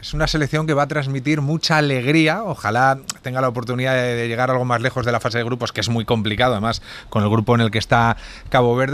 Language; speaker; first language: Spanish; native; Spanish